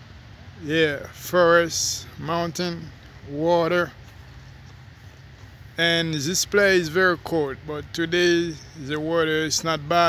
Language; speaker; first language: English; non-native, fluent; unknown